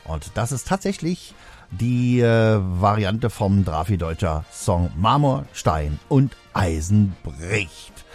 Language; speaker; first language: German; native; German